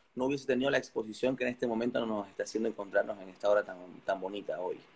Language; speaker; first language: Spanish; native; Spanish